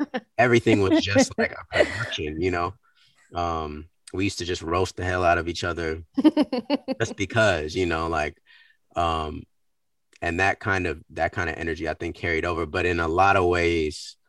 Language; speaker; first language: English; native; English